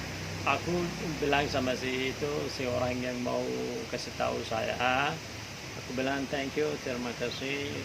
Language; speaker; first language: Indonesian; non-native, fluent; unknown